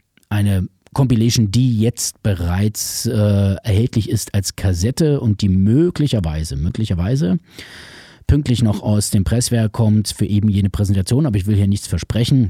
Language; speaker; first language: German; native; German